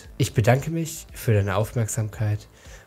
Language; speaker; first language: German; native; German